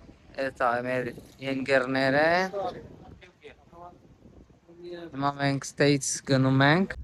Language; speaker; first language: Armenian; non-native, learner; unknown